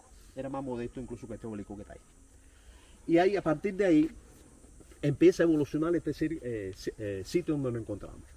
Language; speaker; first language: Spanish; native; Spanish